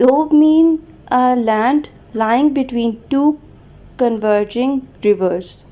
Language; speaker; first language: English; non-native, local second language; Urdu